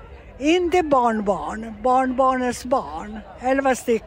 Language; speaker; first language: Swedish; non-native, fluent; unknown